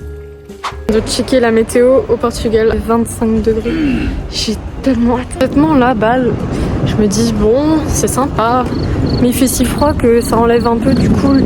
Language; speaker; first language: French; native; French